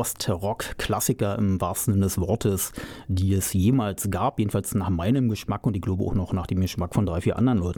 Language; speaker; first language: German; native; German